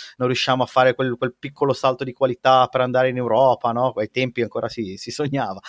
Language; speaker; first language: Italian; native; Italian